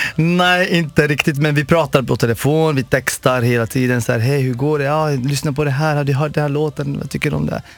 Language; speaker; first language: Swedish; non-native, fluent; Arabic